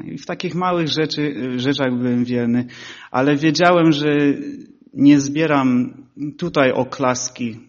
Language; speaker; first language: Polish; early bilingual, heritage; Polish